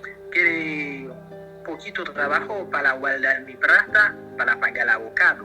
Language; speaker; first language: Spanish; non-native, learner; Haitian Creole